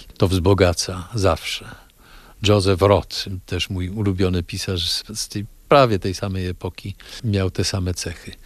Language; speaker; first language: Polish; native; Polish